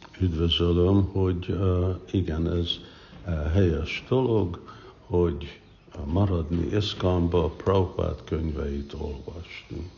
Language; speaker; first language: Hungarian; early bilingual, heritage; English